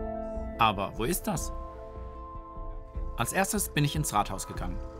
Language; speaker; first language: German; native; German